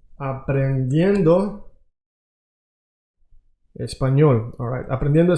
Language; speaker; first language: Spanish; non-native, fluent; English